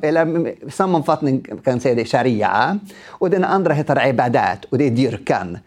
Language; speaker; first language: Swedish; non-native, fluent; Arabic